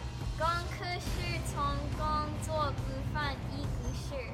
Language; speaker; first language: Chinese; non-native, learner; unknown